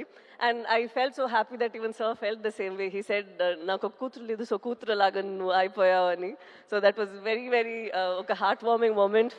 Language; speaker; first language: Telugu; non-native, local second language; Tamil